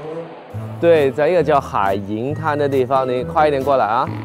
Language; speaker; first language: Chinese; non-native, local second language; Cantonese